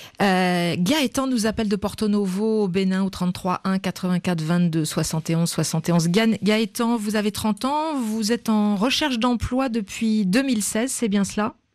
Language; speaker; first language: French; native; French